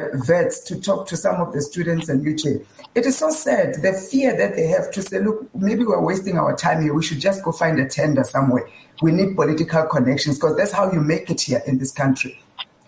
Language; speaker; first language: English; non-native, local second language; Tsonga